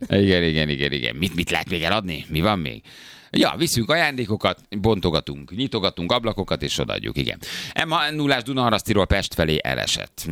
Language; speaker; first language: Hungarian; native; Hungarian